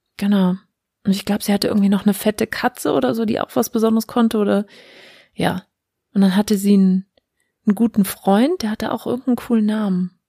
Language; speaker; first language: German; native; German